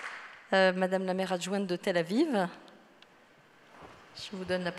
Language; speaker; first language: French; native; French